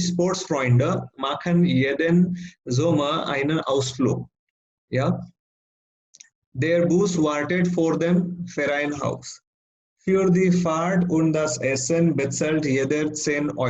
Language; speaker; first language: German; non-native, fluent; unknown